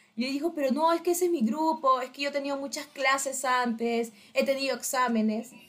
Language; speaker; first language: Spanish; native; Spanish